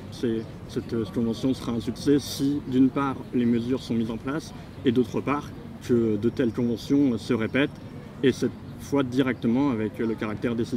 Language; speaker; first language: French; native; French